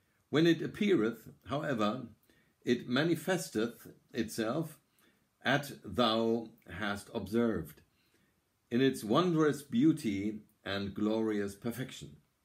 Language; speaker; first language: English; non-native, fluent; German